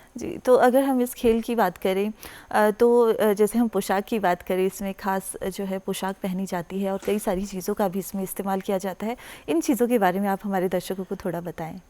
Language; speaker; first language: Hindi; native; Hindi